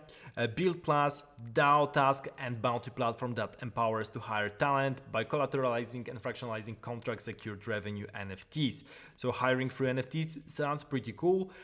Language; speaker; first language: English; non-native, fluent; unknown